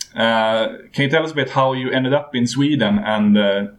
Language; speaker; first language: English; non-native, fluent; Swedish